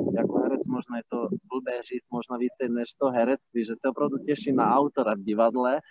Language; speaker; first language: Czech; non-native, fluent; Bosnian